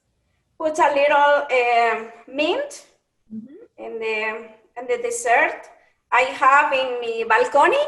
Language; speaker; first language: English; non-native, learner; Spanish